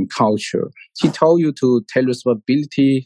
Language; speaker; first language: English; non-native, learner; Chinese